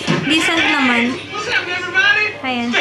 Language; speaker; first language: Filipino; native; Filipino